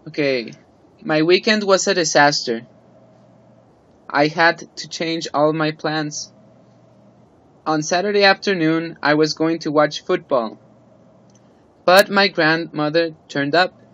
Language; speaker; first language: English; non-native, fluent; Spanish